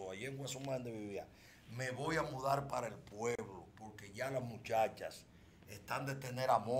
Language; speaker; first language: Spanish; native; Spanish